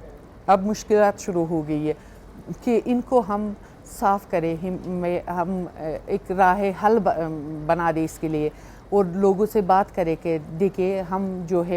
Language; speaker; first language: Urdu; non-native, fluent; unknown